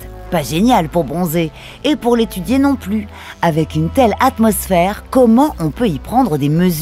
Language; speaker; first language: French; native; French